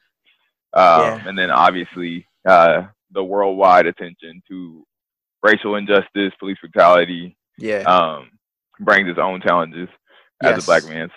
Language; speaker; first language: English; native; English